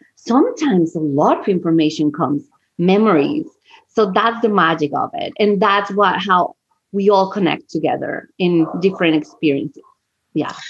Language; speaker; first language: English; non-native, fluent; Spanish